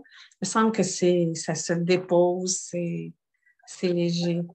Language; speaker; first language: French; native; French